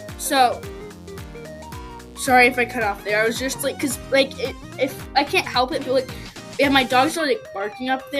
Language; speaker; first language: English; native; English